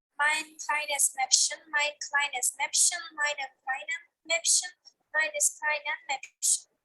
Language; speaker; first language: German; non-native, learner; Turkish